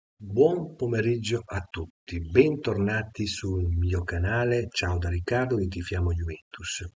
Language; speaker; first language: Italian; native; Italian